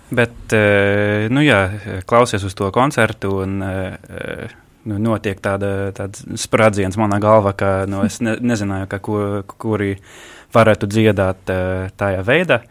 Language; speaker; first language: Latvian; early bilingual, heritage; Latvian